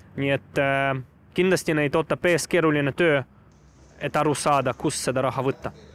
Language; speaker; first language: Estonian; native; Estonian